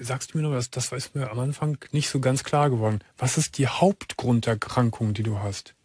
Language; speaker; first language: German; native; German